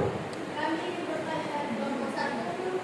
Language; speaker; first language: Indonesian; non-native, local second language; Nias